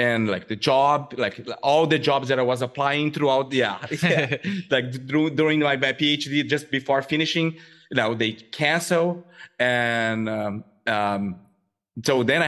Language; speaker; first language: English; non-native, fluent; Portuguese